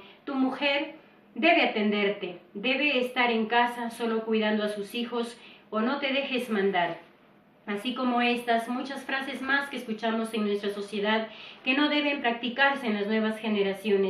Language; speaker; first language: Spanish; native; Spanish